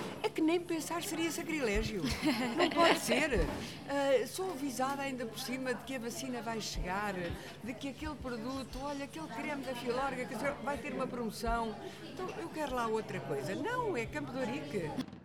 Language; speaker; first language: Portuguese; native; Portuguese